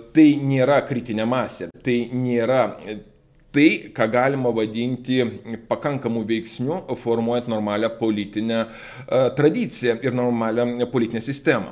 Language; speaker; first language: Lithuanian; non-native, local second language; Russian